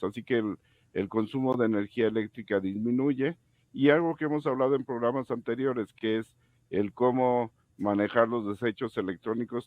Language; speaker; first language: Spanish; native; Spanish